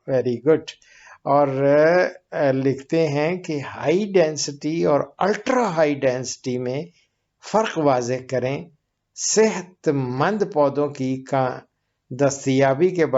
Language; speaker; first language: Urdu; native; Urdu